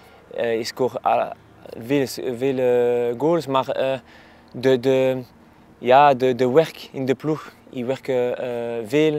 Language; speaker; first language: Dutch; non-native, local second language; Spanish